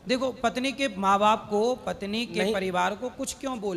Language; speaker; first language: Hindi; native; Hindi